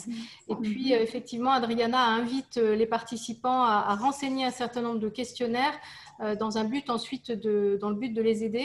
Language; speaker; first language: French; native; French